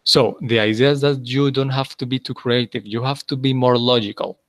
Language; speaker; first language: English; non-native, fluent; Spanish